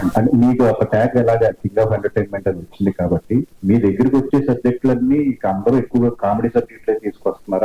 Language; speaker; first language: Telugu; native; Telugu